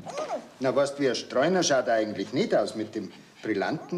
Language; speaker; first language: German; native; German